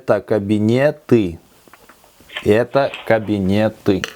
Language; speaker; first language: Russian; non-native, local second language; Kyrgyz